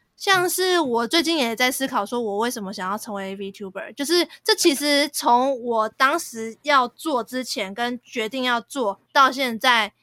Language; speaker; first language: Chinese; native; Chinese